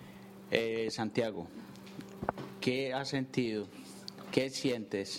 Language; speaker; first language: Spanish; native; Spanish